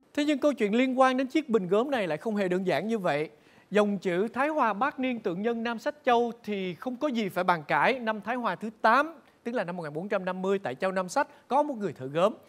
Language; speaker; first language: Vietnamese; native; Vietnamese